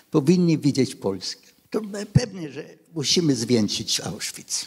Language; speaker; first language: Polish; non-native, local second language; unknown